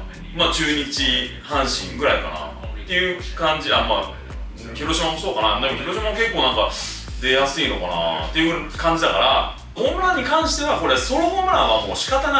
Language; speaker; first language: Japanese; native; Japanese